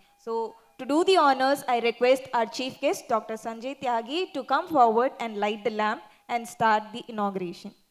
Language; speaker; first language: English; non-native, local second language; Tamil